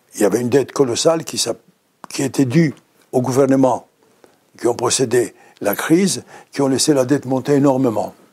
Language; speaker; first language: French; non-native, fluent; Greek